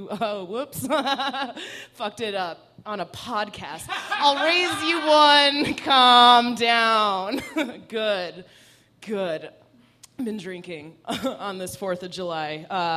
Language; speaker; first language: English; non-native, fluent; Persian